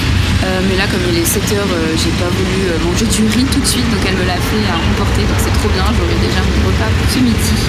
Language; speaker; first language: French; native; French